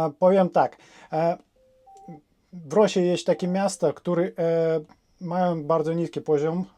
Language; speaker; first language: Polish; non-native, fluent; Russian